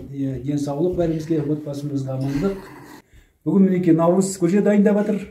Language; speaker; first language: Kazakh; native; Kazakh